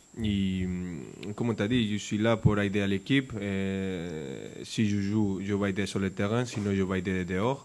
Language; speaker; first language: French; non-native, fluent; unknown